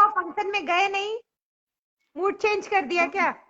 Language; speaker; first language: Hindi; native; Hindi